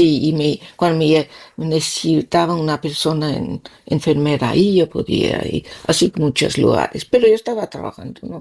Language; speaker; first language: Spanish; non-native, learner; Danish